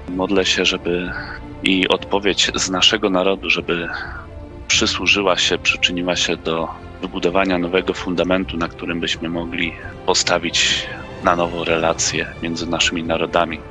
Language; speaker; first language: Polish; native; Polish